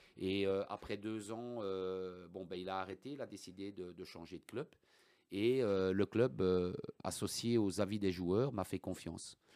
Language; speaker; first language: French; early bilingual, other home language; Italian